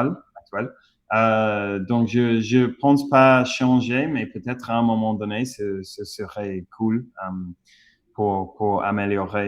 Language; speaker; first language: French; non-native, fluent; English